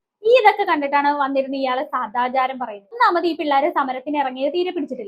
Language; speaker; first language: Malayalam; native; Malayalam